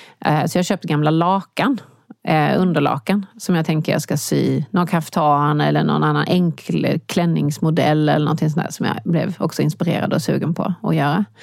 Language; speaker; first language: Swedish; native; Swedish